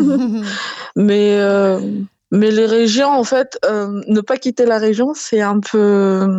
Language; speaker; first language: French; non-native, local second language; Malagasy